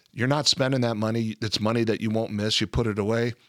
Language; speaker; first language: English; native; English